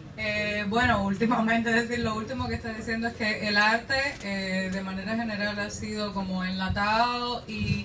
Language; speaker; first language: Spanish; native; Spanish